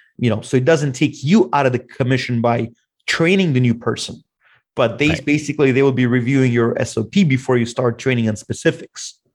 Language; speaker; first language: English; non-native, fluent; Russian